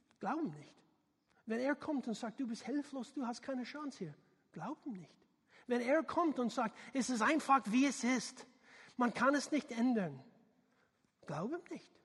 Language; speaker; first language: German; non-native, learner; English